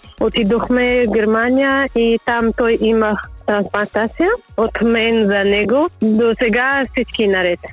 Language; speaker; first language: Bulgarian; non-native, learner; Persian